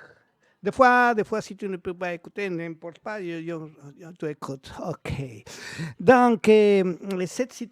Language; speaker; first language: French; non-native, learner; Spanish